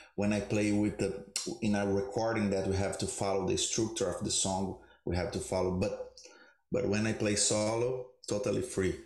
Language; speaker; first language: English; non-native, learner; Portuguese